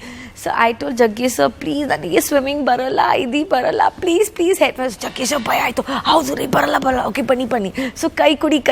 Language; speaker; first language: Kannada; non-native, learner; Punjabi